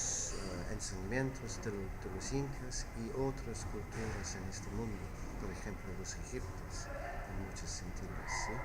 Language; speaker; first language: Spanish; non-native, fluent; English